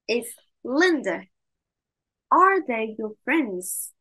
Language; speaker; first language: English; non-native, fluent; Vietnamese